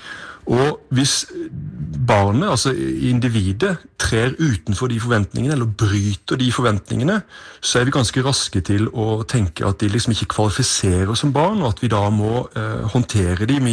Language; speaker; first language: Norwegian; native; Norwegian